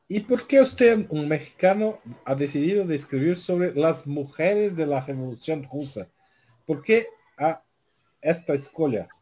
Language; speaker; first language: Spanish; non-native, learner; Portuguese